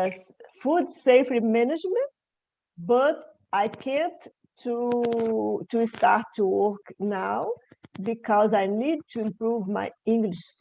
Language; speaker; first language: English; non-native, learner; Portuguese